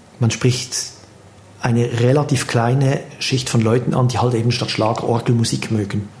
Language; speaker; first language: German; native; German